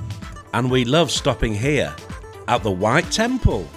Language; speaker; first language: English; native; English